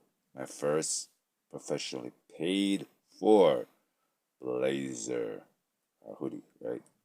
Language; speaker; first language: English; native; English